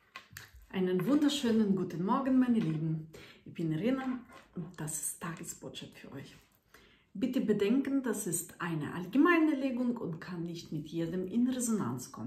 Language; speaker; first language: German; non-native, fluent; Russian